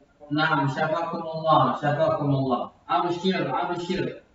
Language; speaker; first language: Arabic; non-native, fluent; Indonesian